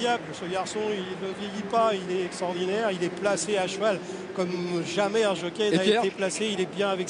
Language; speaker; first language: French; native; French